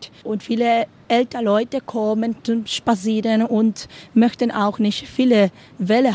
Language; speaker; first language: German; non-native, learner; Spanish